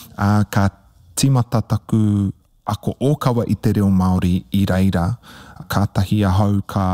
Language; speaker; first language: Māori; non-native, local second language; English